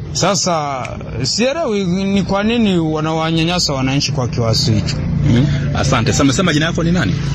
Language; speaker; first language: Swahili; non-native, local second language; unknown